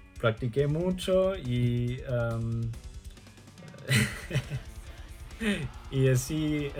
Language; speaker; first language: Spanish; early bilingual, heritage; German